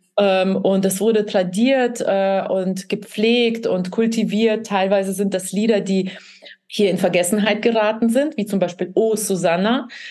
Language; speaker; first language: German; early bilingual, other home language; Russian